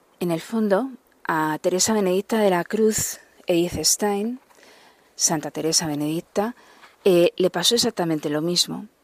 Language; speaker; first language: Spanish; native; Spanish